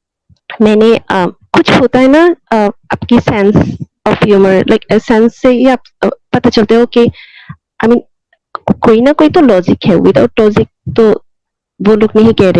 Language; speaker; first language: Hindi; non-native, local second language; Bangla